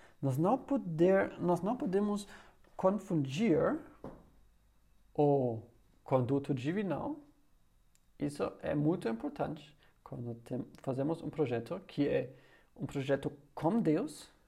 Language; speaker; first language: Portuguese; non-native, learner; German